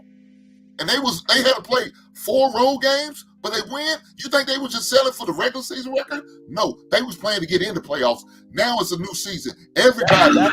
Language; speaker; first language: English; native; English